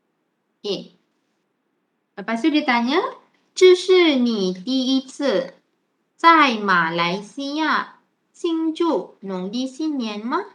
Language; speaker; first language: Chinese; non-native, fluent; Malay